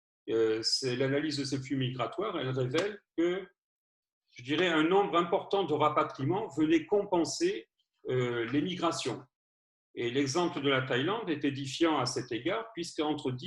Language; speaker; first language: French; native; French